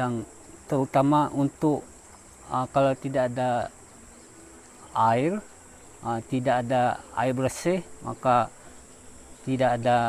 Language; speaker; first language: Indonesian; non-native, local second language; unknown